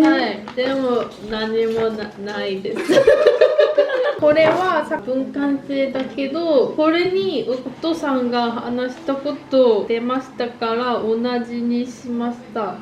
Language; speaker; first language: Japanese; non-native, learner; Korean